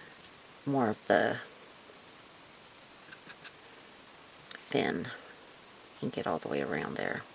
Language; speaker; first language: English; native; English